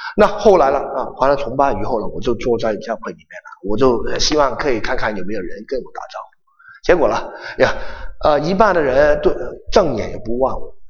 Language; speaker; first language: Chinese; non-native, local second language; Cantonese